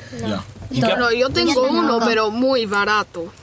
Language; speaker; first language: Spanish; early bilingual, other home language; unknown